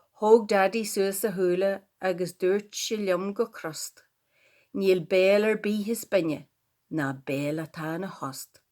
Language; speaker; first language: Irish; native; Irish